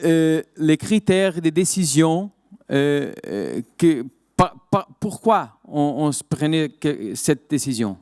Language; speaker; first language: French; non-native, fluent; Portuguese